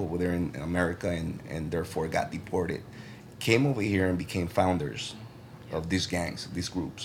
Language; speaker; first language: English; early bilingual, other home language; Spanish